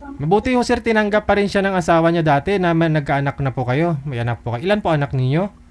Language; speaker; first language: Filipino; native; Filipino